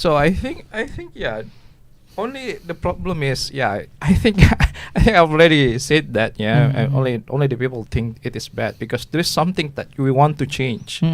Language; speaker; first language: English; non-native, learner; Indonesian